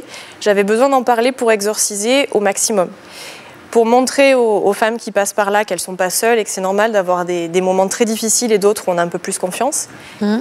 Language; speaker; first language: French; native; French